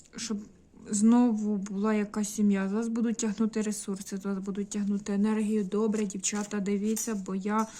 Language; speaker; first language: Ukrainian; non-native, local second language; Russian